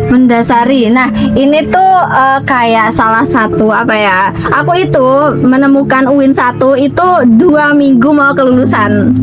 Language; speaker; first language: Indonesian; native; Indonesian